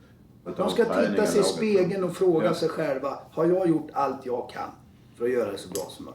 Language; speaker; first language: Swedish; native; Swedish